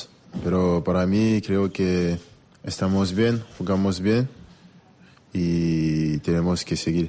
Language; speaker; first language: Spanish; non-native, learner; French